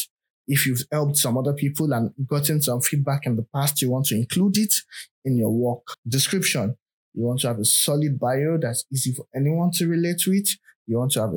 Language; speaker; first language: English; non-native, local second language; Yoruba